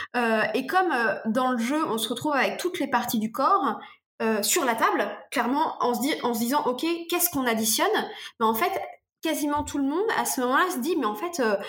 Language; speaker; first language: French; native; French